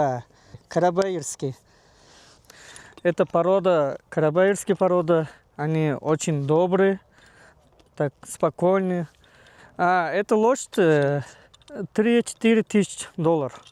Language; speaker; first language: Russian; non-native, local second language; Uzbek